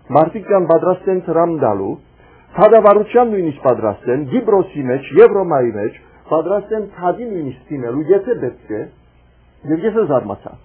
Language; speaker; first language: Armenian; early bilingual, heritage; Armenian